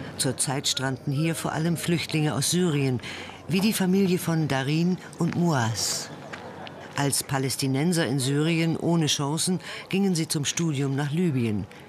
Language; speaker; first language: German; native; German